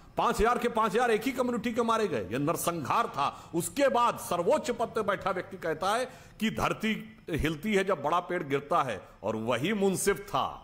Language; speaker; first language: Hindi; native; Hindi